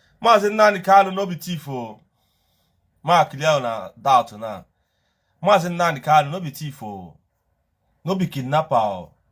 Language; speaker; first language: Nigerian Pidgin; non-native, local second language; Igbo